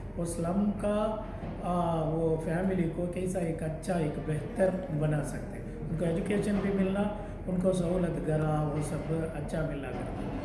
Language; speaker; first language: Urdu; non-native, local second language; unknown